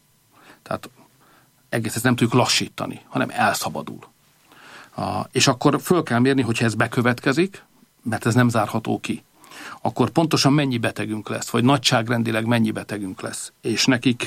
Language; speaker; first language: Hungarian; native; Hungarian